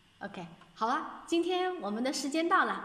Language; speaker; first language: Chinese; native; Chinese